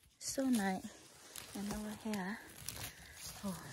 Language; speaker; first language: English; non-native, learner; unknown